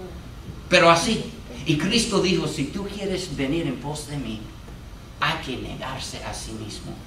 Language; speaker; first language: Spanish; non-native, fluent; English